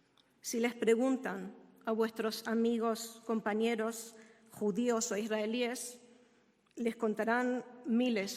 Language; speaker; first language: Spanish; non-native, fluent; Hebrew